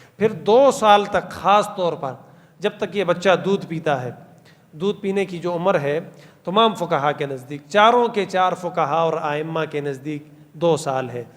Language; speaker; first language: Urdu; non-native, local second language; Pashto